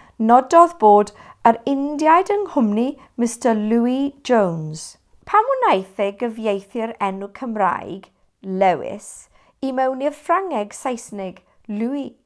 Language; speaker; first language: Welsh; non-native, local second language; English